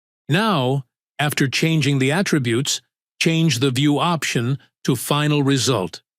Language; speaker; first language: English; non-native, local second language; Bangla